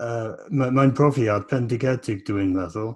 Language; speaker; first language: Welsh; non-native, fluent; English